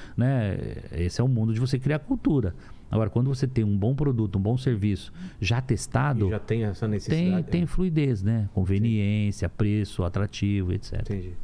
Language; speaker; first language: Portuguese; native; Portuguese